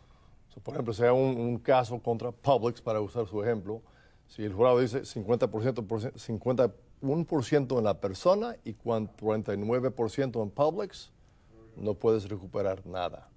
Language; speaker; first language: Spanish; non-native, fluent; English